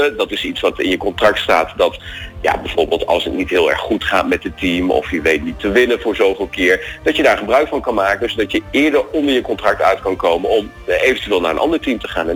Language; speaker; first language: Dutch; native; Dutch